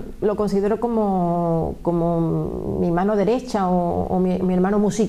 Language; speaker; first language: Spanish; native; Spanish